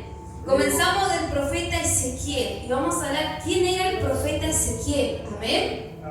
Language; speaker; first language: Spanish; native; Spanish